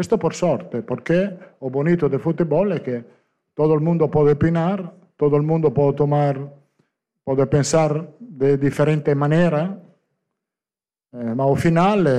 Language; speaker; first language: Portuguese; non-native, fluent; Italian